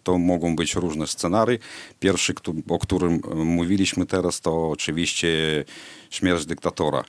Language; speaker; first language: Polish; non-native, fluent; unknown